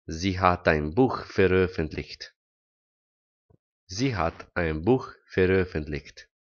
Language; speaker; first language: German; non-native, fluent; Romanian